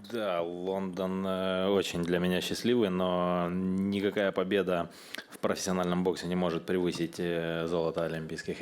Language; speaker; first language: Russian; native; Russian